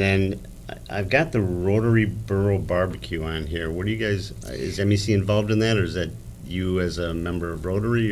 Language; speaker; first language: English; native; English